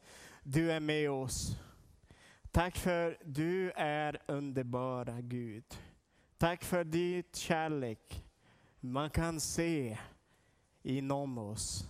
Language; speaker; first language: Swedish; non-native, learner; Portuguese